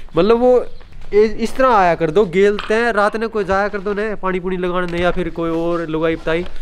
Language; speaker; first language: Hindi; native; Hindi